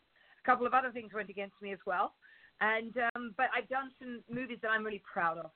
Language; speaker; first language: English; native; English